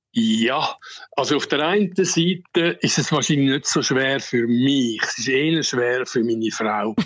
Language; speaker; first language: German; native; German